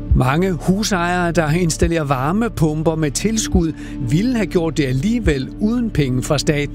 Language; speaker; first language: Danish; native; Danish